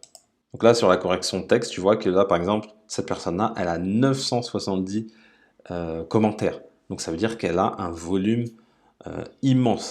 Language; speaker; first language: French; native; French